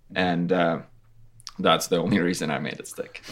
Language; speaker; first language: English; non-native, fluent; Latvian